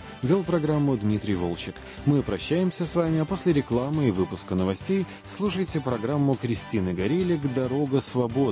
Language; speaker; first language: Russian; native; Russian